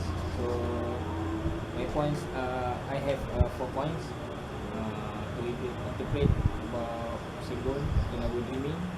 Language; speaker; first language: English; non-native, learner; Malay